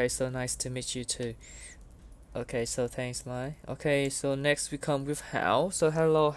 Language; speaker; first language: English; non-native, learner; Vietnamese